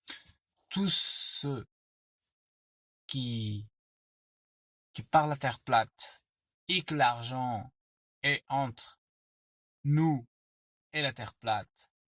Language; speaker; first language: French; non-native, fluent; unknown